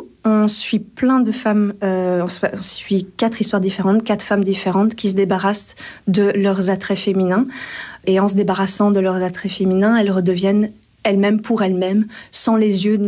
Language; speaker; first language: French; native; French